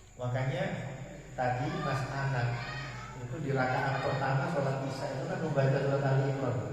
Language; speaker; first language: Indonesian; non-native, local second language; Madurese